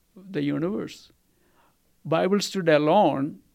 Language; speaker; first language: English; non-native, local second language; Malayalam